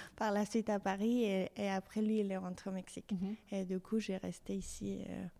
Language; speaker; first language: French; non-native, fluent; Spanish